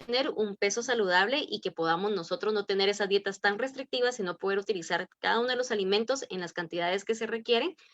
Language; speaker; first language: Spanish; native; Spanish